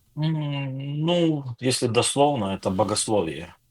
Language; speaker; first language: Russian; non-native, local second language; Ukrainian